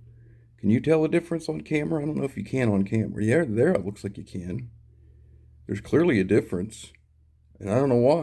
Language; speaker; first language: English; native; English